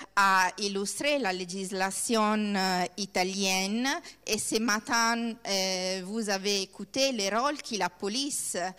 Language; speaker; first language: French; non-native, learner; Italian